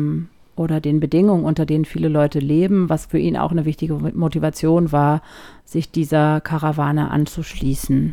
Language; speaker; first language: German; native; German